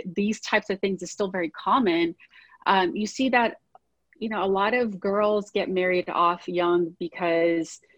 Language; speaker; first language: English; early bilingual, other home language; Portuguese